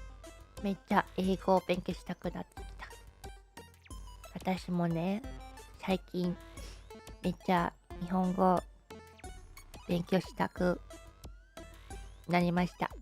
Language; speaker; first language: Japanese; non-native, learner; English